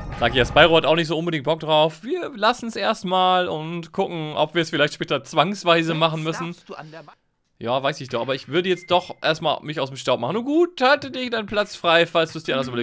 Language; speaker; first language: German; native; German